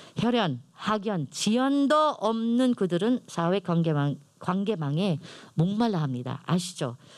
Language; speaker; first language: Korean; non-native, fluent; Filipino